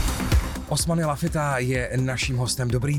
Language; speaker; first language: Czech; native; Czech